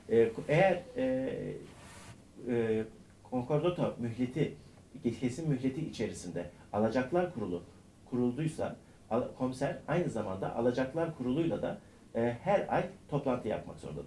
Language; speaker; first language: Turkish; native; Turkish